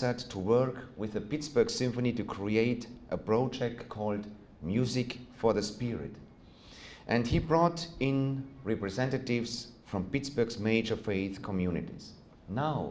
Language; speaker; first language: English; non-native, fluent; German